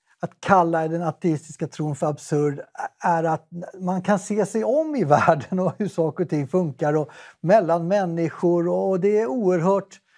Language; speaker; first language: Swedish; native; Swedish